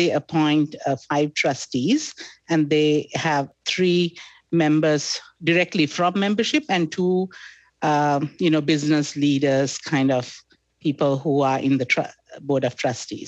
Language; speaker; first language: English; non-native, local second language; Sinhala